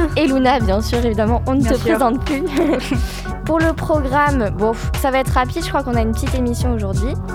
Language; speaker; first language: French; native; French